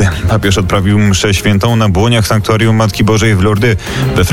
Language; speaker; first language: Polish; native; Polish